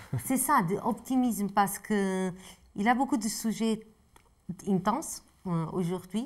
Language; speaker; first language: French; non-native, fluent; Portuguese